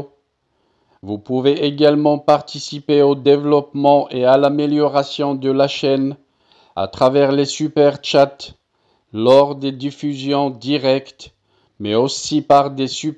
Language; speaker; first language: French; non-native, local second language; Arabic